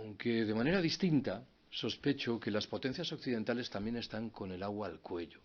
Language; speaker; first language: Spanish; native; Spanish